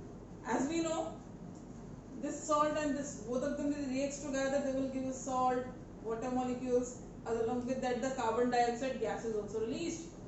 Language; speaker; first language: English; non-native, local second language; Hindi